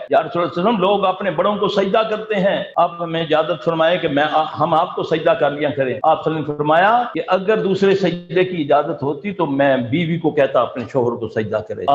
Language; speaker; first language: Urdu; non-native, local second language; Punjabi